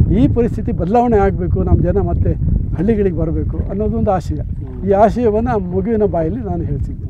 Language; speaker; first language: Kannada; non-native, local second language; Konkani